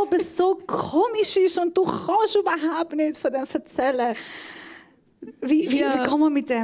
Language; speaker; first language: German; non-native, fluent; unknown